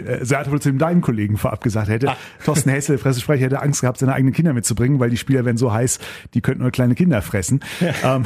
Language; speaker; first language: German; native; German